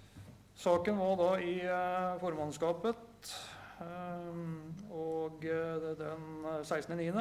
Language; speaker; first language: Norwegian; native; Norwegian